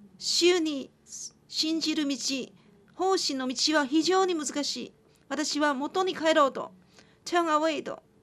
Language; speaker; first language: Japanese; non-native, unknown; Chinese